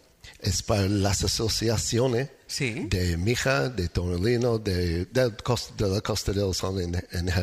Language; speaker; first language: Spanish; non-native, learner; English